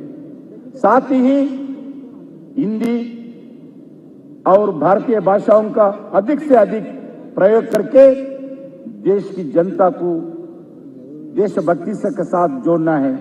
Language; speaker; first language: Hindi; non-native, local second language; Telugu